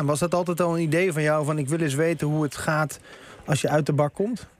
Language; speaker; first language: Dutch; native; Dutch